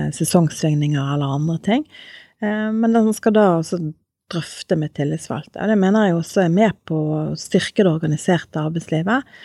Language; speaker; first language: Norwegian; native; Norwegian